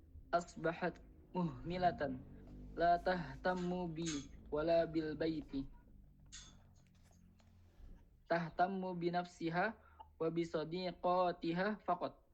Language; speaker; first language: Arabic; non-native, learner; Indonesian